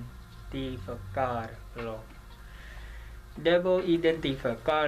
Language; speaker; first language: Spanish; non-native, learner; English